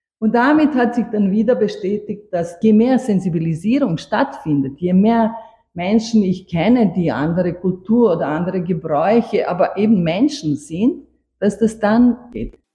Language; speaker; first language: German; non-native, fluent; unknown